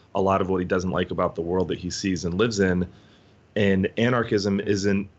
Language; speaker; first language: English; native; English